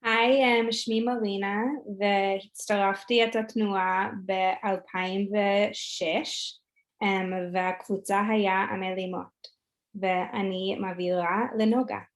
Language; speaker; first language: Hebrew; non-native, learner; English